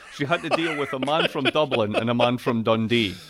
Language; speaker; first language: English; native; English